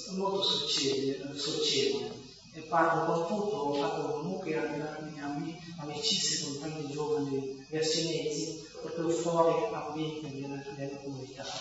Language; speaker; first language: Italian; non-native, learner; Vietnamese